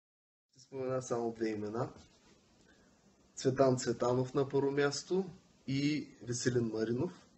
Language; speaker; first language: Bulgarian; native; Bulgarian